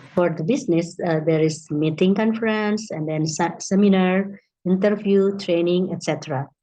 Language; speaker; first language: English; non-native, fluent; Indonesian